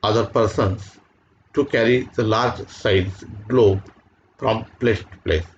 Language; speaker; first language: English; non-native, local second language; Marathi